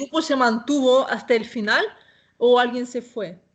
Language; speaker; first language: Spanish; non-native, fluent; Russian